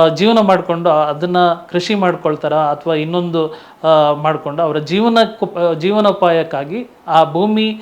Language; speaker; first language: Kannada; non-native, local second language; Tulu